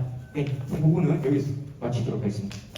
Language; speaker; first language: Korean; native; Korean